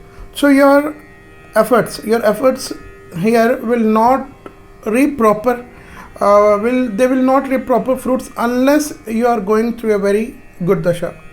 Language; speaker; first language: English; non-native, local second language; Hindi